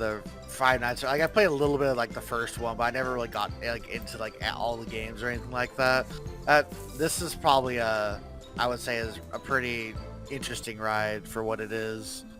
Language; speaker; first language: English; native; English